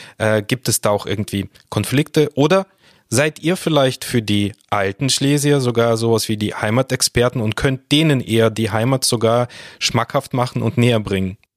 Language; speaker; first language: German; early bilingual, other home language; Russian